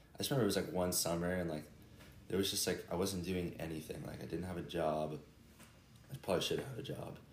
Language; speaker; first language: English; native; English